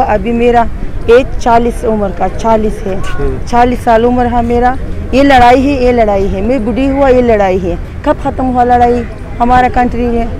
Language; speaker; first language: Hindi; non-native, learner; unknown